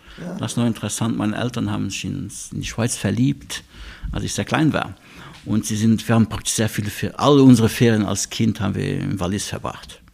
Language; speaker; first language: German; non-native, local second language; Luxembourgish